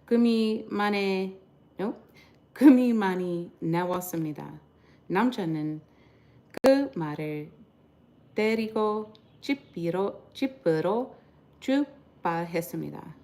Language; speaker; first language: Korean; non-native, learner; English